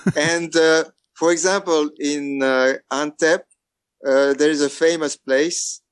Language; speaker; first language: English; non-native, fluent; French